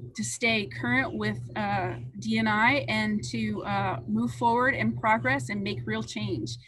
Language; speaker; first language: English; native; English